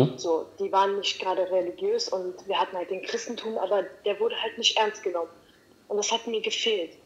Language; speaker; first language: German; early bilingual, other home language; Italian